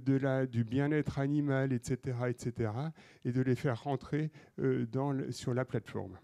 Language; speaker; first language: French; native; French